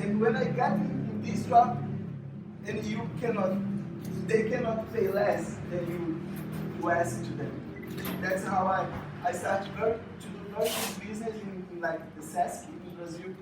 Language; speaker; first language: English; non-native, fluent; Portuguese